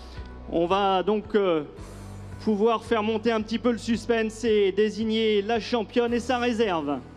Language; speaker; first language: French; native; French